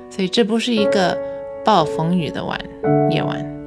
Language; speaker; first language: Chinese; early bilingual, other home language; English